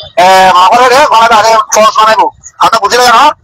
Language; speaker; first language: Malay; non-native, learner; Rohingya